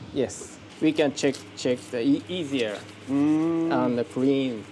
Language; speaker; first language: English; non-native, learner; Japanese